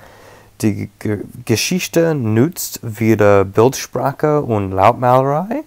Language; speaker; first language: German; non-native, learner; English